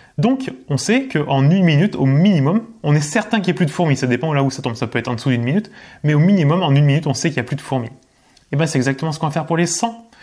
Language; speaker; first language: French; native; French